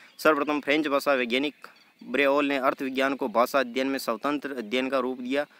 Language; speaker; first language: Hindi; native; Hindi